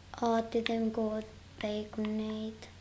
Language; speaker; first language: Welsh; non-native, local second language; English